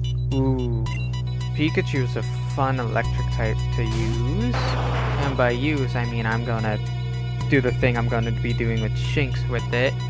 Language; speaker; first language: English; native; English